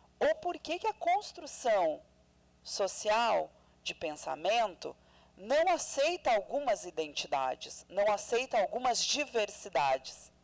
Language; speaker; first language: Portuguese; non-native, local second language; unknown